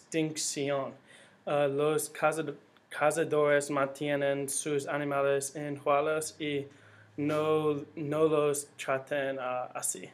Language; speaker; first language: Spanish; non-native, learner; English